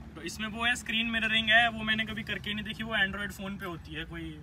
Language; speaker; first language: Hindi; native; Hindi